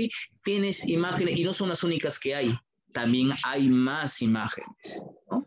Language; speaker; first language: Spanish; native; Spanish